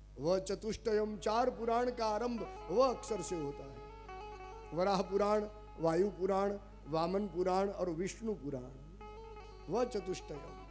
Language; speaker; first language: Hindi; non-native, local second language; Gujarati